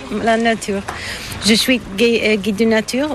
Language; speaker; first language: French; non-native, learner; Bulgarian